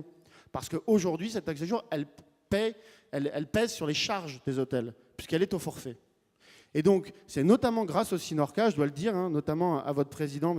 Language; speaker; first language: French; native; French